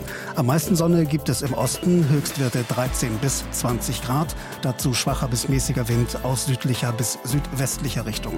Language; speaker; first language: German; native; German